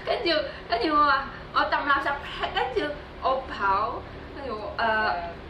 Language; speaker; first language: Chinese; non-native, learner; Indonesian